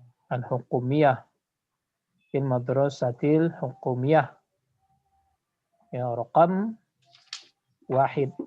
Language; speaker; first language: Arabic; non-native, fluent; Indonesian